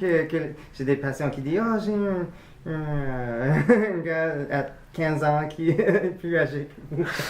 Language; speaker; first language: French; non-native, fluent; English